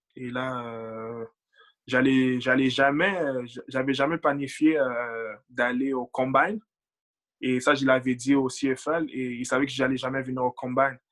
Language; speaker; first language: French; early bilingual, other home language; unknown